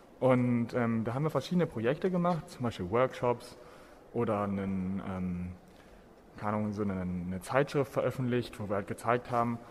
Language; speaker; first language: German; native; German